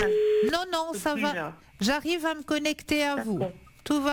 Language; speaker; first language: French; native; French